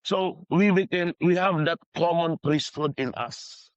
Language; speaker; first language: English; non-native, local second language; Filipino